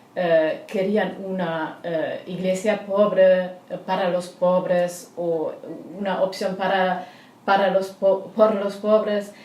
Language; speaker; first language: Spanish; non-native, learner; German